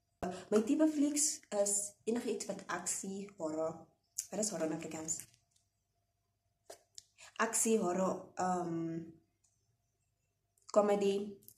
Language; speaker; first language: Afrikaans; non-native, local second language; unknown